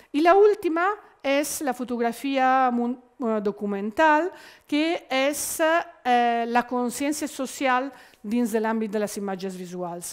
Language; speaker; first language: Catalan; non-native, fluent; Italian